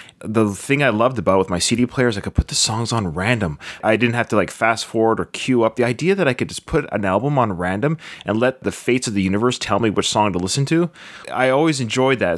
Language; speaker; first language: English; native; English